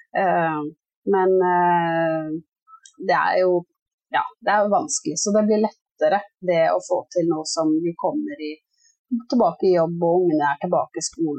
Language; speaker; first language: Norwegian; native; Norwegian